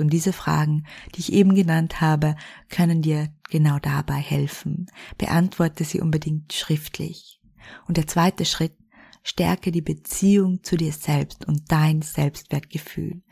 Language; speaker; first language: German; native; German